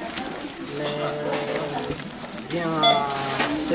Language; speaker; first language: French; non-native, learner; Romanian